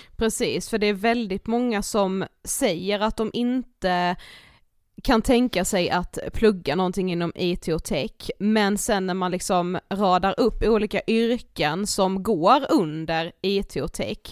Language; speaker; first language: Swedish; native; Swedish